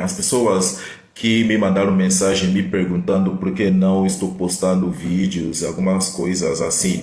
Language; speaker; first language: Portuguese; non-native, fluent; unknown